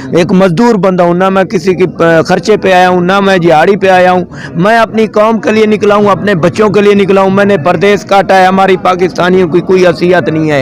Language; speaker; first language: Urdu; non-native, local second language; Saraiki